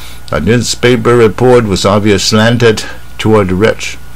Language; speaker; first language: English; non-native, fluent; Chinese